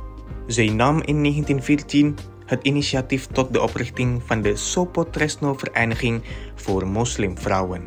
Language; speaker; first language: Dutch; non-native, fluent; Indonesian